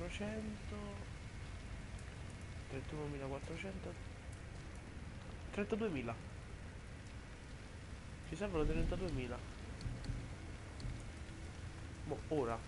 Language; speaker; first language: Italian; native; Italian